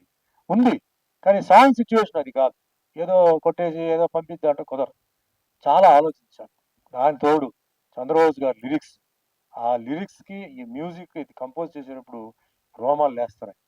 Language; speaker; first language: Telugu; native; Telugu